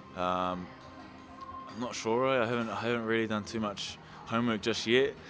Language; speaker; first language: English; native; English